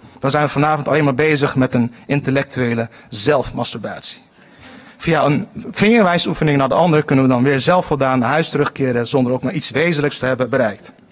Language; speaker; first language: Dutch; early bilingual, other home language; Turkish